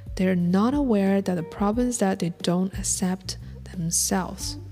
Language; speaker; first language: English; non-native, fluent; Chinese